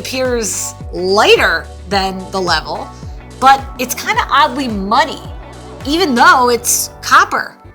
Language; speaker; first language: English; native; English